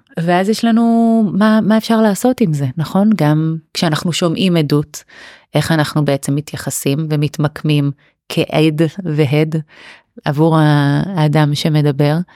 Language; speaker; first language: Hebrew; native; Hebrew